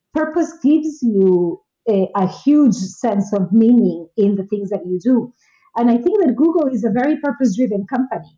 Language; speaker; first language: English; non-native, fluent; Spanish